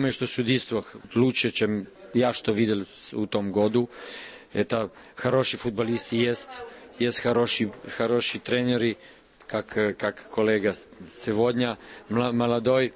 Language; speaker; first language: Russian; non-native, learner; Serbian